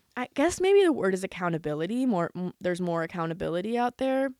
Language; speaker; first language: English; native; English